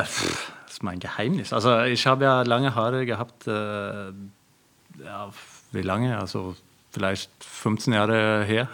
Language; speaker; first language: German; non-native, fluent; Norwegian